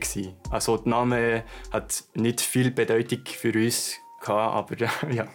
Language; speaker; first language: German; non-native, local second language; French